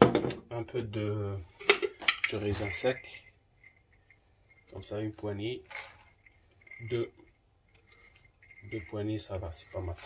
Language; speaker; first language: French; non-native, local second language; Arabic